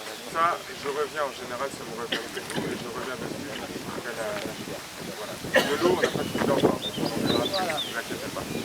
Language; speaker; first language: French; native; French